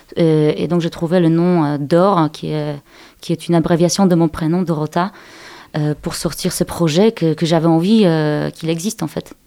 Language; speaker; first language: French; non-native, fluent; Polish